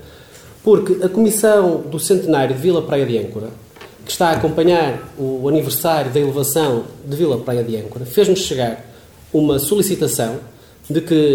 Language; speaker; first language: Portuguese; native; Portuguese